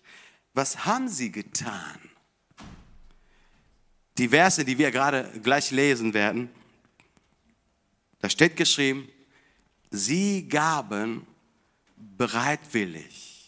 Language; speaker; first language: German; non-native, fluent; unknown